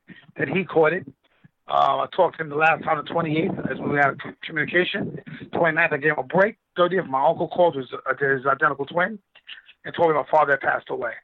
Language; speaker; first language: English; native; English